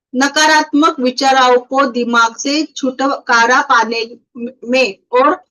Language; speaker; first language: Hindi; non-native, local second language; Marathi